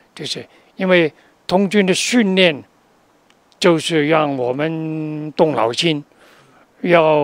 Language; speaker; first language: Chinese; non-native, local second language; Cantonese